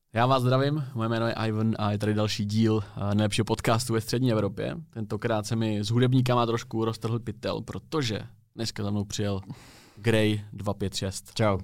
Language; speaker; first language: Czech; native; Czech